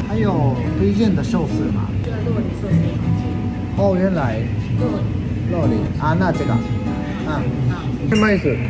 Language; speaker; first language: Chinese; non-native, fluent; Japanese